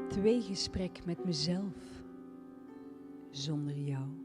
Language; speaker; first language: Dutch; native; Dutch